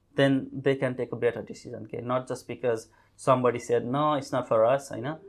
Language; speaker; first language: English; non-native, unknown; Nepali